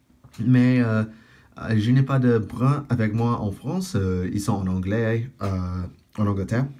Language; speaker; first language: French; non-native, fluent; English